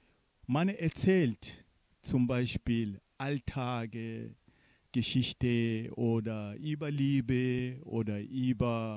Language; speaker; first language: German; non-native, fluent; Portuguese